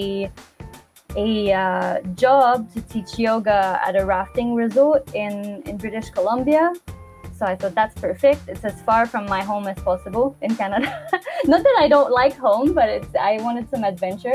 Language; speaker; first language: English; native; English